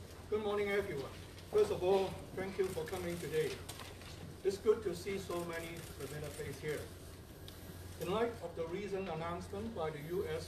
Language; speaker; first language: English; non-native, local second language; Cantonese